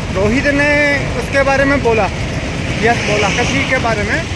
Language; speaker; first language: Hindi; native; Hindi